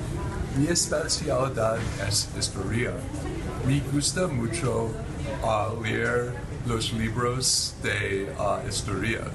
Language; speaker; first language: Spanish; non-native, learner; English